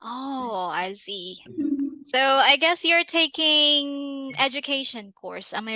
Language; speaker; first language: English; non-native, fluent; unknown